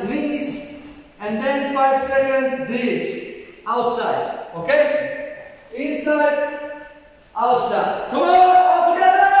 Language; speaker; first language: English; non-native, learner; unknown